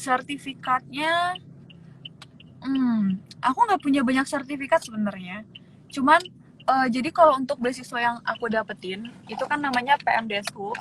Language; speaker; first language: Indonesian; native; Indonesian